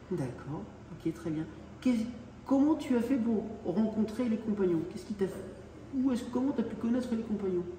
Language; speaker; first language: French; native; French